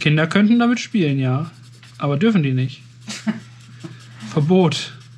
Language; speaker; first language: German; native; German